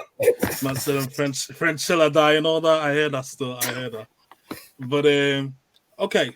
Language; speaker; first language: English; native; English